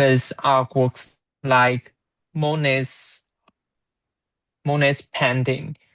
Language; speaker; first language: English; non-native, learner; Chinese